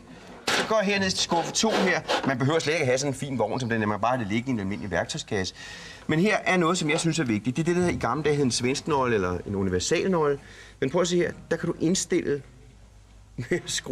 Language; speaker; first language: Danish; native; Danish